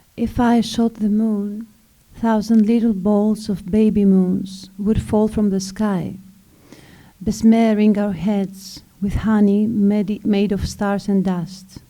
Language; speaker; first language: English; non-native, fluent; Greek